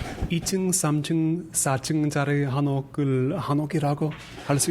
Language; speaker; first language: Korean; non-native, learner; English